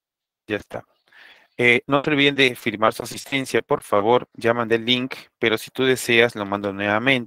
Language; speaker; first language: Spanish; native; Spanish